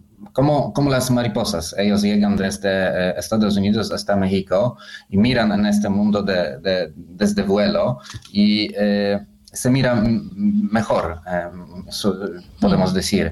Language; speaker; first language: Spanish; non-native, learner; Polish